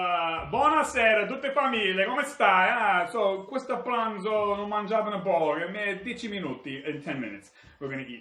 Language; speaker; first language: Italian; early bilingual, heritage; English